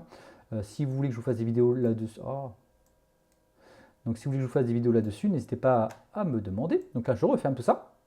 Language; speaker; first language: French; native; French